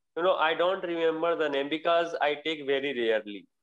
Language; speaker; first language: English; non-native, learner; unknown